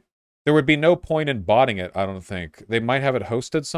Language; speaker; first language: English; native; English